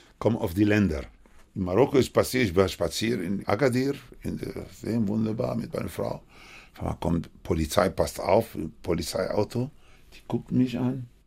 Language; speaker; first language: German; non-native, fluent; Spanish